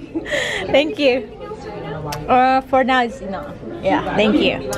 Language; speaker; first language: English; non-native, learner; Indonesian